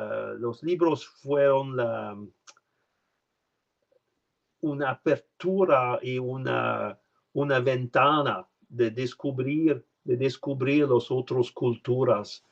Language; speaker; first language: Spanish; non-native, learner; French